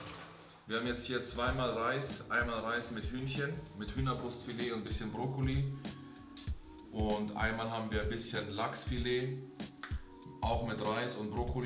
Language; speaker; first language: German; native; German